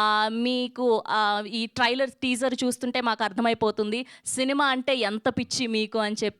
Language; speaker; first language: Telugu; native; Telugu